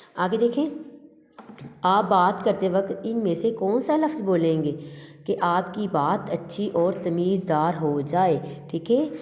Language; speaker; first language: Urdu; native; Urdu